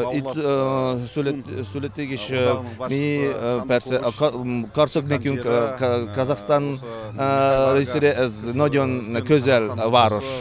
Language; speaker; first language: Hungarian; non-native, fluent; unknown